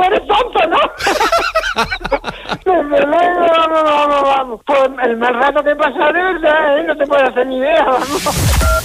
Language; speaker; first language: Spanish; native; Spanish